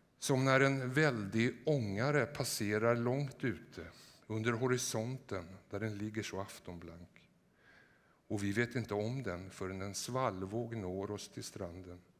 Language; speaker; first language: Swedish; native; Swedish